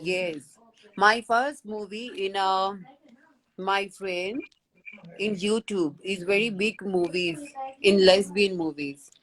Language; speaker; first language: English; non-native, learner; Hindi